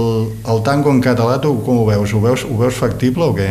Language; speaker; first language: Catalan; native; Catalan